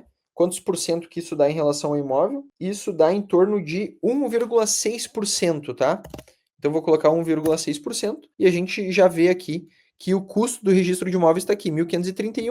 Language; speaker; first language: Portuguese; native; Portuguese